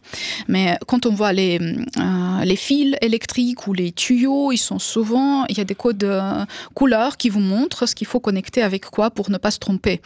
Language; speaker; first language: French; non-native, fluent; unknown